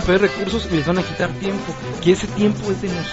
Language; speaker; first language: Spanish; native; Spanish